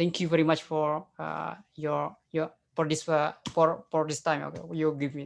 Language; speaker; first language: English; non-native, fluent; Indonesian